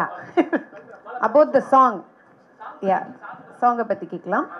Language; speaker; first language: Tamil; native; Tamil